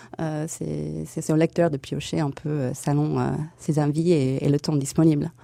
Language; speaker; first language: French; non-native, fluent; English